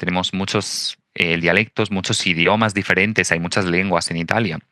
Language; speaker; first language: Spanish; non-native, fluent; Italian